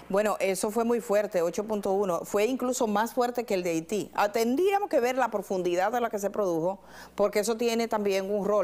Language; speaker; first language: Spanish; native; Spanish